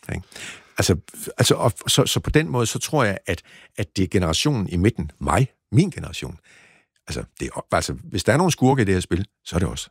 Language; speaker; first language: Danish; native; Danish